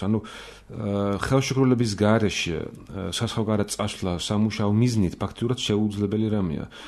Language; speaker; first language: Georgian; non-native, fluent; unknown